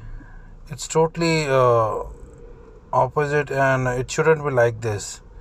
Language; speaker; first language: English; non-native, fluent; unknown